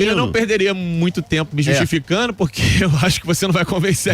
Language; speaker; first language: Portuguese; native; Portuguese